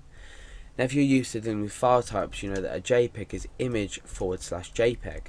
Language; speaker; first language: English; native; English